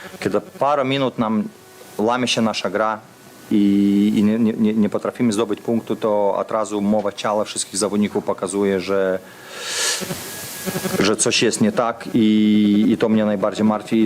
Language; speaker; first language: Polish; non-native, fluent; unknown